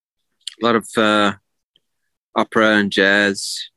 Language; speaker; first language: English; native; English